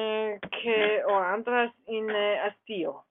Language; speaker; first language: Greek; non-native, learner; German